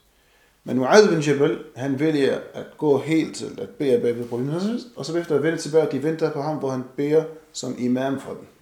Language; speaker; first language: Danish; non-native, fluent; Arabic